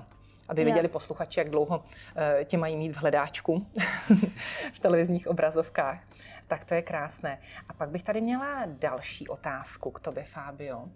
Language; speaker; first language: Czech; native; Czech